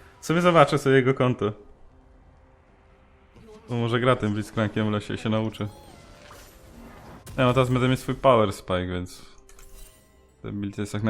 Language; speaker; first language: Polish; native; Polish